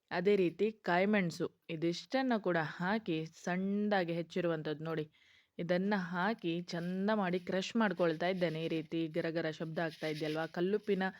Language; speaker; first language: Kannada; non-native, local second language; Konkani